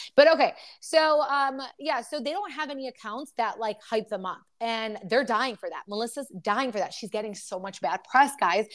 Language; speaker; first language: English; native; English